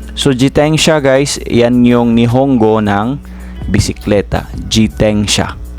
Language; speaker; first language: Filipino; native; Filipino